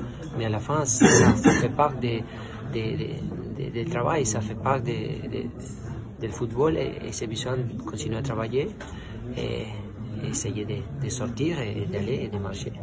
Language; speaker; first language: French; non-native, fluent; Spanish